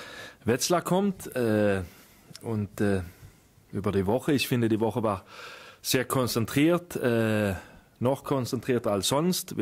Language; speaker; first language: German; non-native, fluent; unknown